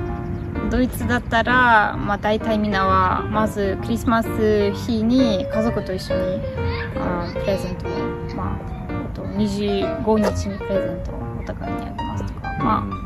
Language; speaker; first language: Japanese; non-native, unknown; Russian